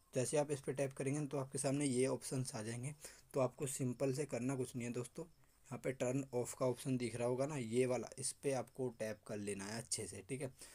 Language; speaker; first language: Hindi; native; Hindi